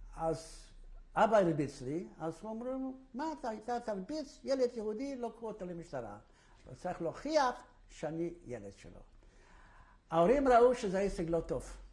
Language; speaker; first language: Hebrew; non-native, fluent; Polish